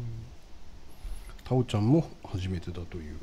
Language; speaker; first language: Japanese; native; Japanese